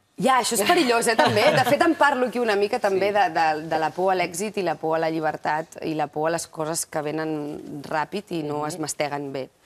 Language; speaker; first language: Catalan; native; Catalan